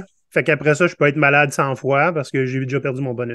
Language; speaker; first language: French; native; French